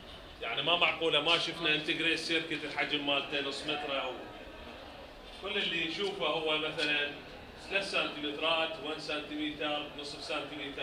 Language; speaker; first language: Arabic; native; Arabic